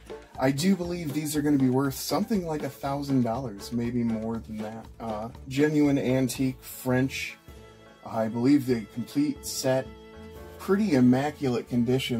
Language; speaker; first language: English; native; English